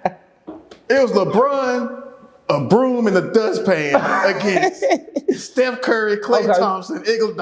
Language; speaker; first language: English; native; English